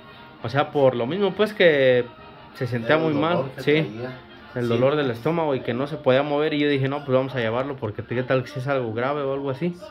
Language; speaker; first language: Spanish; native; Spanish